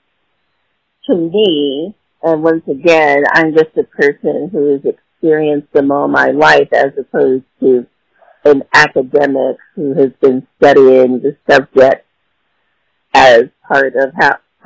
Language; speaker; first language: English; native; English